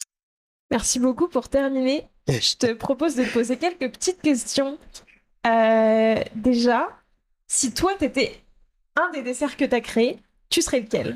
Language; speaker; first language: French; native; French